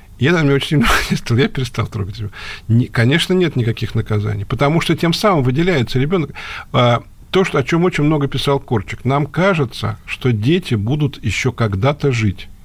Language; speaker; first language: Russian; native; Russian